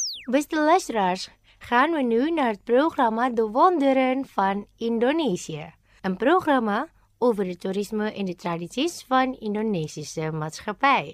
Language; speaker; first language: Dutch; non-native, fluent; Indonesian